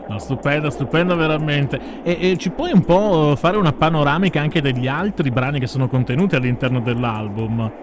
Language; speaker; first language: Italian; native; Italian